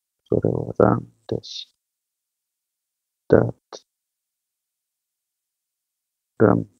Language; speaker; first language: Japanese; non-native, learner; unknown